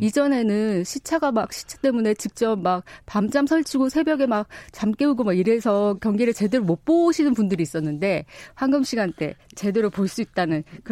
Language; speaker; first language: Korean; native; Korean